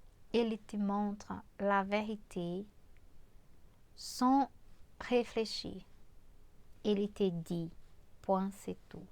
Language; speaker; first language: French; non-native, fluent; Portuguese